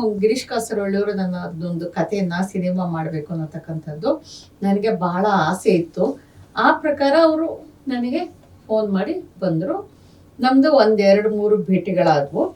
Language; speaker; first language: Kannada; non-native, local second language; Urdu